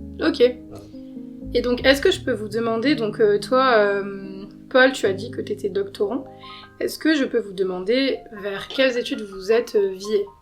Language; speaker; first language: French; native; French